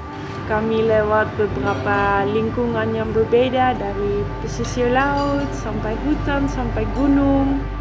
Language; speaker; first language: Indonesian; non-native, fluent; Dutch